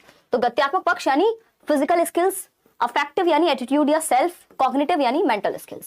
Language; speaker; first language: Hindi; native; Hindi